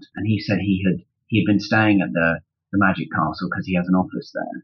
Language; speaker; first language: English; native; English